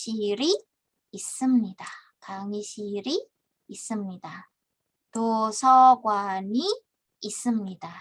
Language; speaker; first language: Korean; non-native, fluent; Indonesian